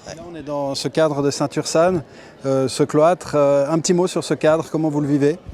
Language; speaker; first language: French; native; French